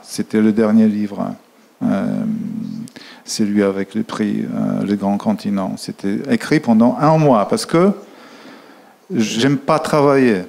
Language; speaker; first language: French; non-native, fluent; Polish